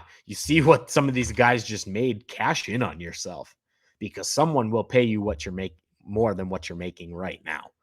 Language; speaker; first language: English; native; English